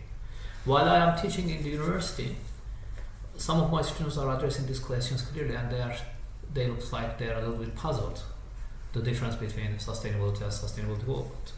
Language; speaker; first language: English; non-native, fluent; Turkish